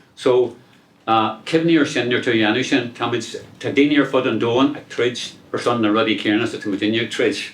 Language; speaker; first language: Irish; non-native, local second language; English